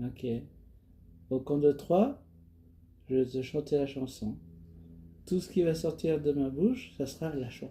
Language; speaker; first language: French; native; French